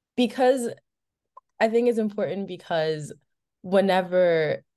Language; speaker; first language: English; native; English